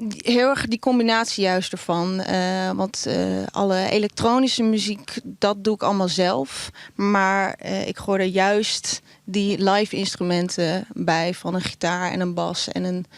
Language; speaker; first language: Dutch; non-native, local second language; Western Frisian